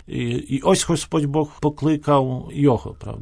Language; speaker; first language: Ukrainian; non-native, fluent; Polish